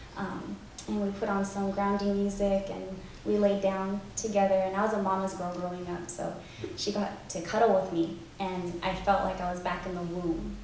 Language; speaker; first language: English; native; English